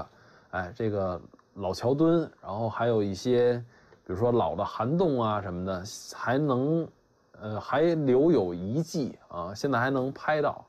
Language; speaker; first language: Chinese; native; Chinese